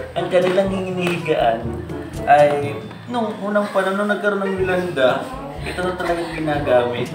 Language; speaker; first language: Filipino; non-native, local second language; Cebuano